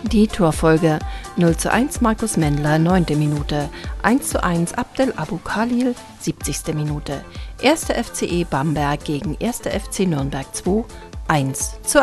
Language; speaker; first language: German; native; German